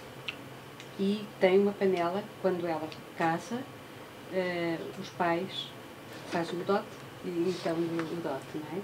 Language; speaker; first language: Portuguese; native; Portuguese